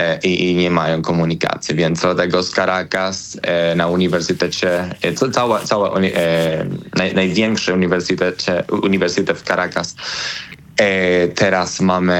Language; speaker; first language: Polish; non-native, learner; Spanish